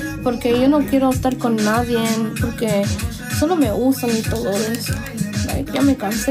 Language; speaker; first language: Spanish; early bilingual, heritage; Spanish